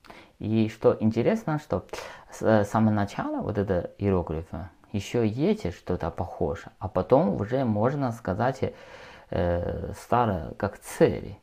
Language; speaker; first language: Russian; non-native, learner; Chinese